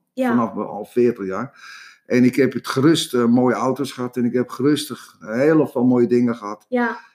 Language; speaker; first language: Dutch; native; Dutch